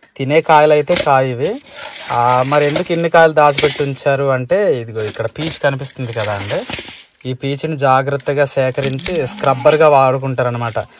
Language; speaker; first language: Telugu; native; Telugu